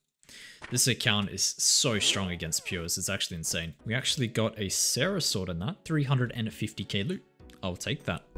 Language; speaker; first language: English; native; English